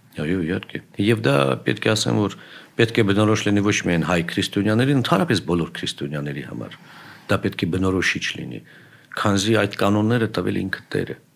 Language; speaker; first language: Armenian; native; Armenian